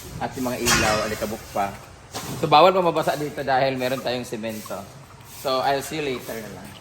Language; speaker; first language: Filipino; native; Filipino